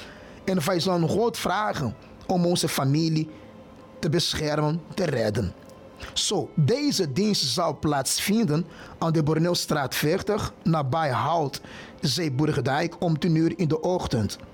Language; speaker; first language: Dutch; non-native, fluent; Portuguese